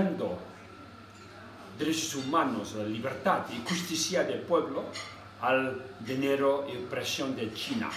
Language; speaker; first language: Spanish; non-native, learner; Tibetan